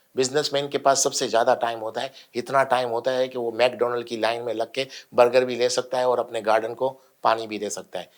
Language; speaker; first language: Urdu; native; Urdu